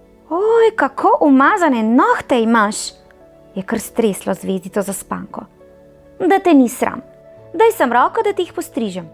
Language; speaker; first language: Slovenian; native; Slovenian